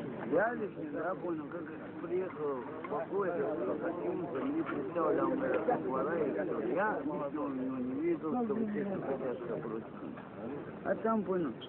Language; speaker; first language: Russian; non-native, local second language; Azerbaijani